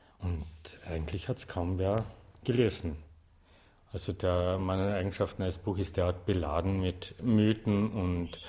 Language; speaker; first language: German; native; German